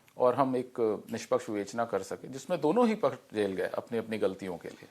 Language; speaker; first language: Hindi; native; Hindi